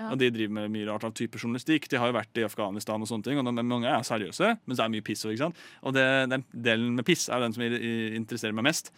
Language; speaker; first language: Norwegian; native; Norwegian